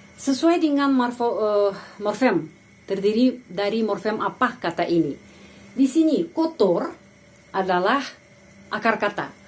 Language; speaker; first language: Indonesian; non-native, fluent; Russian